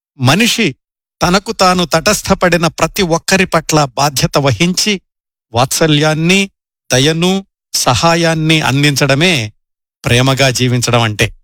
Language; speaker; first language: Telugu; native; Telugu